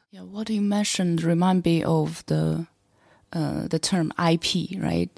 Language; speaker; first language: English; non-native, fluent; Chinese